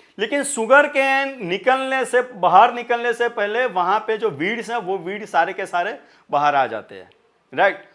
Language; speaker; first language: Hindi; non-native, local second language; Marathi